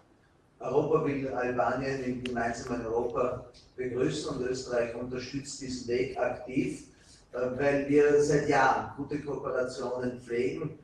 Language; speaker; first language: German; native; German